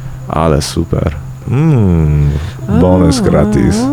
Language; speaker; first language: English; early bilingual, other home language; Polish